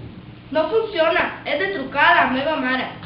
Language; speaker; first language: Catalan; non-native, learner; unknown